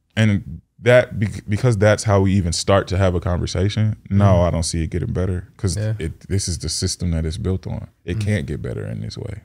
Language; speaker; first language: English; native; English